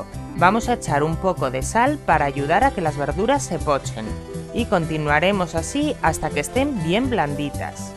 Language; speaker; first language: Spanish; native; Spanish